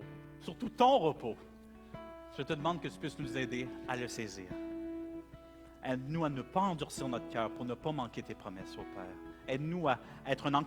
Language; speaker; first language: French; native; French